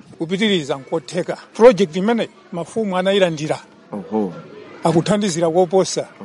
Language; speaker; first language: Nyanja; native; Nyanja